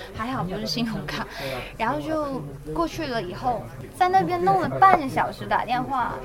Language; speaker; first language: Chinese; native; Chinese